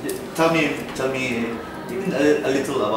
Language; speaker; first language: English; non-native, fluent; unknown